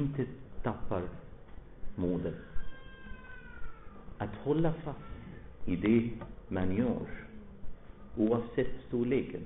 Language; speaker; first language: Swedish; non-native, fluent; Arabic